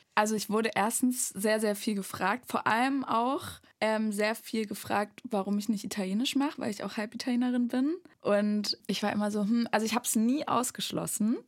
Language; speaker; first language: German; native; German